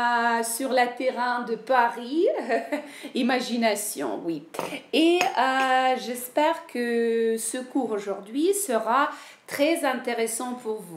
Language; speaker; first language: French; non-native, fluent; Ukrainian